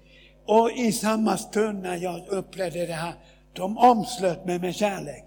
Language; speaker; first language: Swedish; non-native, fluent; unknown